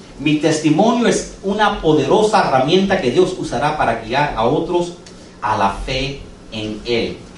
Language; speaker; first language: Spanish; early bilingual, heritage; English